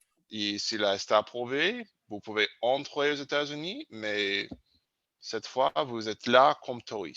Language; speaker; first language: French; non-native, learner; English